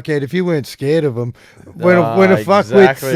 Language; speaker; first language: English; native; English